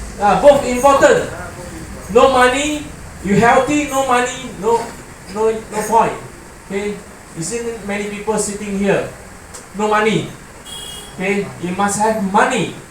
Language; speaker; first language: English; non-native, learner; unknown